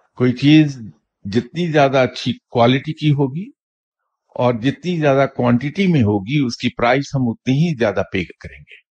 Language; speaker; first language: Urdu; non-native, local second language; Punjabi